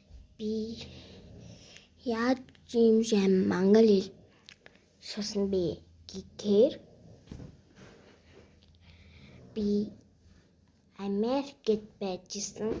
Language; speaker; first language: Mongolian; early bilingual, heritage; Mongolian